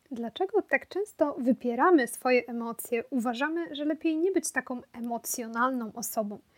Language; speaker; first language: Polish; native; Polish